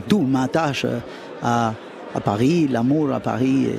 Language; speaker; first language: French; non-native, fluent; Spanish